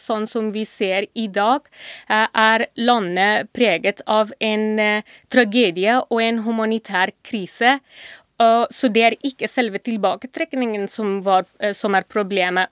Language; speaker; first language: Norwegian; non-native, fluent; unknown